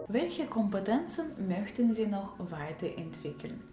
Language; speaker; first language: German; non-native, fluent; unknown